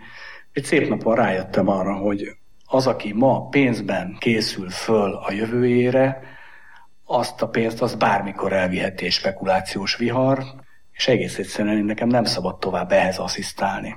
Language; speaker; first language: Hungarian; native; Hungarian